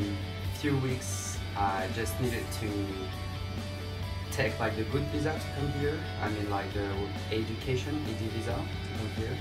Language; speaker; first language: English; non-native, fluent; French